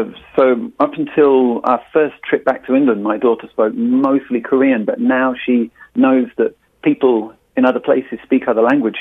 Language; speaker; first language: English; native; English